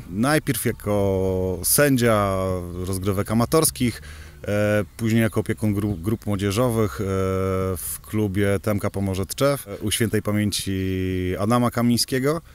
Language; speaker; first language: Polish; native; Polish